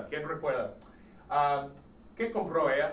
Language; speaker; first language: Spanish; non-native, fluent; English